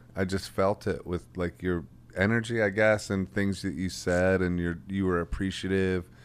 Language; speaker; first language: English; native; English